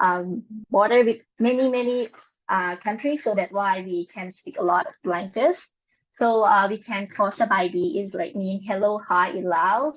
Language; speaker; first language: English; non-native, learner; Lao